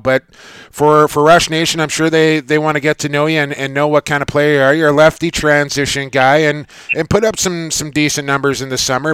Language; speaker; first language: English; native; English